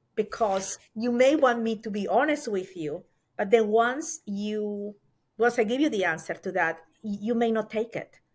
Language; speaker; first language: English; non-native, fluent; Spanish